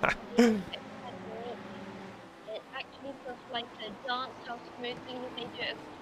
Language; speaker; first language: English; native; English